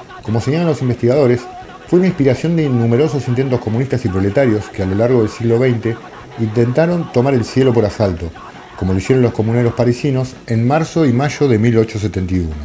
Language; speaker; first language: Spanish; native; Spanish